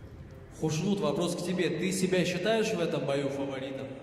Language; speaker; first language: Russian; native; Russian